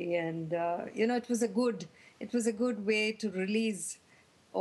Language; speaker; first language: English; non-native, local second language; Tamil